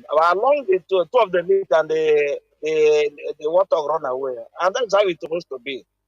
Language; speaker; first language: English; non-native, local second language; Igbo